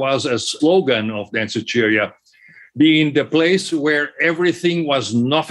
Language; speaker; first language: English; non-native, fluent; German